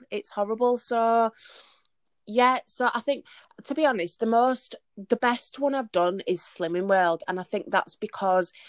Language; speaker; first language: English; native; English